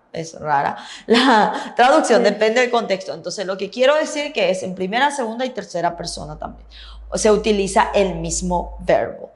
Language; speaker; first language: Spanish; native; Spanish